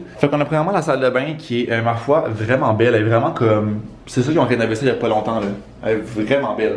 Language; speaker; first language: French; native; French